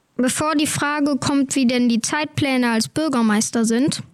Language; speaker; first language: German; native; German